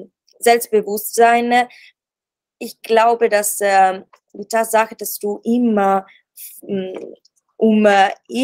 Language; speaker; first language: German; non-native, learner; Italian